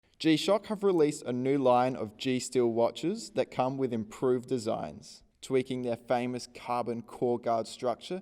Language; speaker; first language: English; native; English